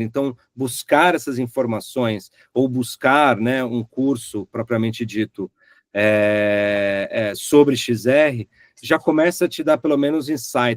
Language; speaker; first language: Portuguese; native; Portuguese